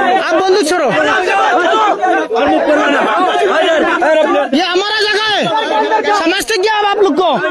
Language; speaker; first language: Hindi; non-native, learner; Bangla